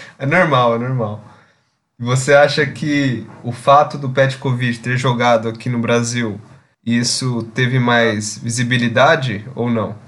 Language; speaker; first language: Portuguese; native; Portuguese